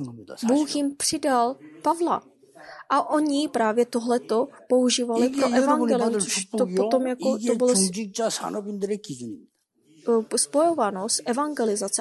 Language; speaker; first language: Czech; non-native, fluent; Korean